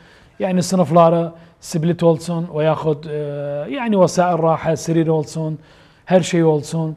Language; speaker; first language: Turkish; native; Turkish